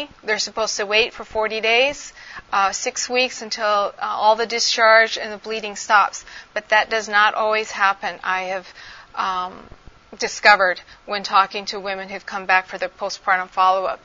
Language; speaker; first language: English; native; English